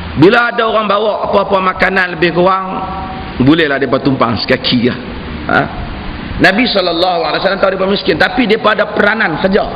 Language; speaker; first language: Malay; native; Malay